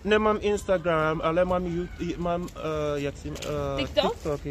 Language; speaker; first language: Czech; non-native, learner; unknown